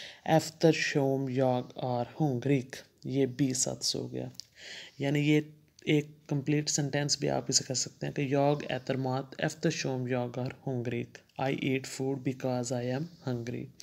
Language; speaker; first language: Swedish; non-native, fluent; Urdu